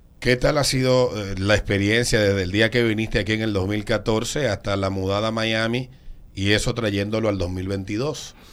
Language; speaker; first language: Spanish; native; Spanish